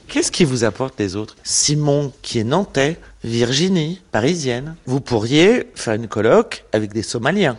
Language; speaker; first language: French; native; French